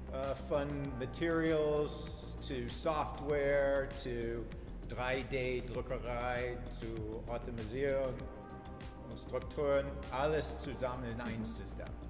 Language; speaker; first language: German; non-native, fluent; English